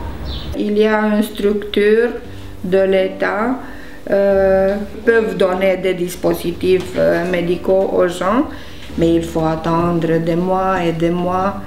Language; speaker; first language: French; non-native, fluent; Romanian